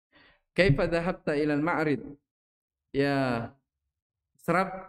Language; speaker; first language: Arabic; non-native, fluent; Indonesian